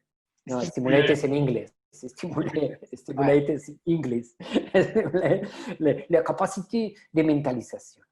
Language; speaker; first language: French; non-native, learner; Spanish